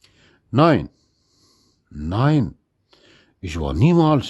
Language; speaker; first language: German; non-native, fluent; Arabic